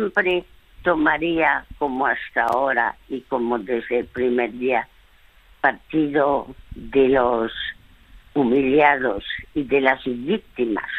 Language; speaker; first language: Spanish; early bilingual, other home language; French